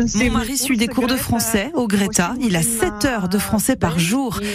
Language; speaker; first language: French; non-native, fluent; Ukrainian